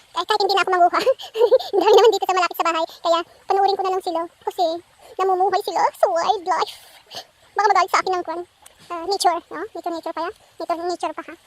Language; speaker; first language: Filipino; non-native, local second language; Iloko